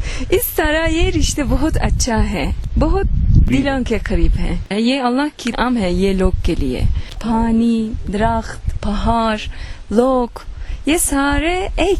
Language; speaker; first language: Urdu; non-native, learner; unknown